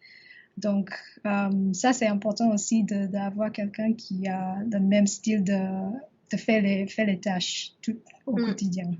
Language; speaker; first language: French; non-native, learner; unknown